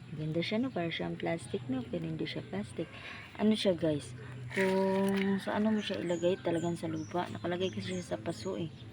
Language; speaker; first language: Filipino; native; Filipino